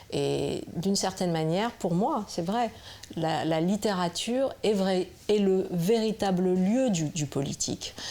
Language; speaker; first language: French; native; French